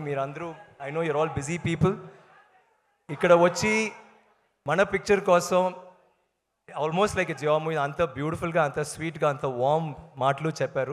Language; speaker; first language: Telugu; non-native, learner; Tamil